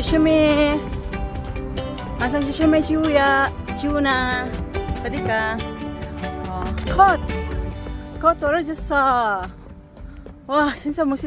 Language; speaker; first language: Korean; non-native, local second language; Filipino